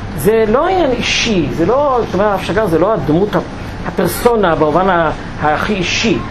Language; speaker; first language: Hebrew; native; Hebrew